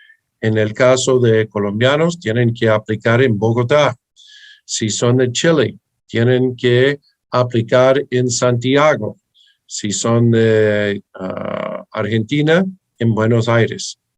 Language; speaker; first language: Spanish; early bilingual, heritage; English